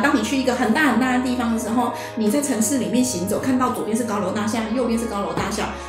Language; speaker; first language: Chinese; native; Chinese